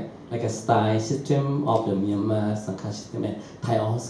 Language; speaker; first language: English; non-native, learner; Burmese